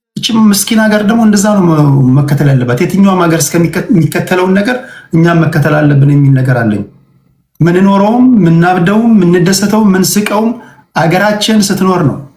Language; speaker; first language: Amharic; native; Amharic